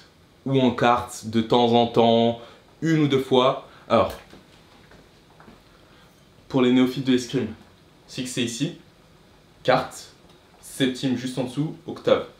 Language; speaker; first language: French; native; French